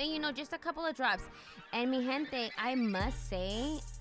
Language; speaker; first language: English; early bilingual, other home language; Spanish